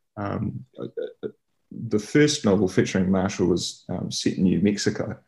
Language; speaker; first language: English; native; English